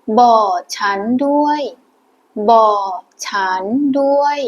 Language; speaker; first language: Thai; non-native, fluent; Burmese